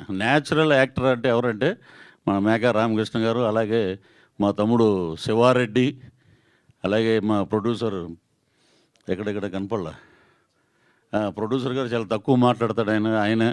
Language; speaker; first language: Telugu; native; Telugu